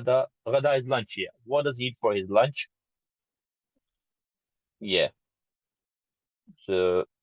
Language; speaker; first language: English; non-native, learner; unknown